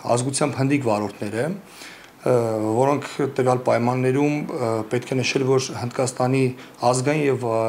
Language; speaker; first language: Armenian; native; Armenian